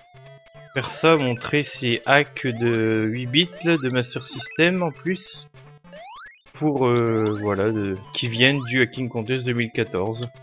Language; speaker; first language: French; native; French